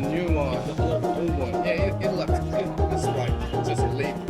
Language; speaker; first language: English; non-native, learner; Korean